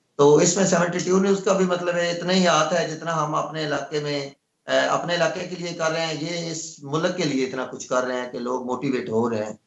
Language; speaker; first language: Urdu; non-native, local second language; Punjabi